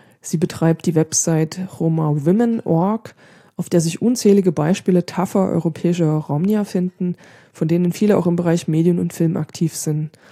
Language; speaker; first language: German; native; German